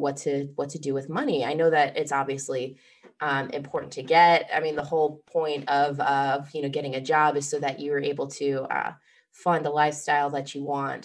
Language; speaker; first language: English; native; English